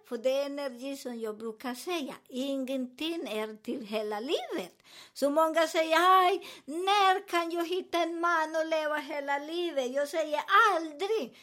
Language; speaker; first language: Swedish; non-native, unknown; Spanish